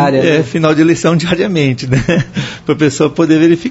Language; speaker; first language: Portuguese; native; Portuguese